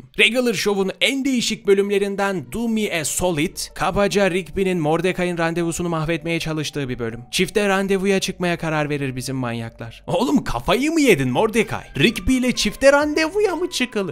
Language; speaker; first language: Turkish; native; Turkish